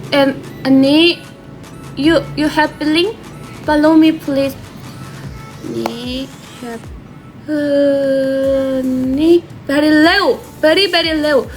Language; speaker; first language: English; non-native, learner; Korean